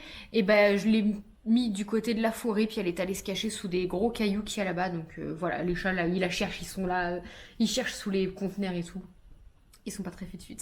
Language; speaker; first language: French; native; French